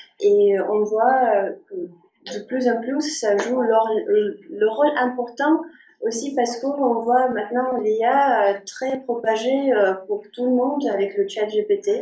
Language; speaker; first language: French; non-native, fluent; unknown